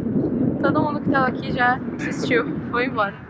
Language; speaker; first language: Portuguese; native; Portuguese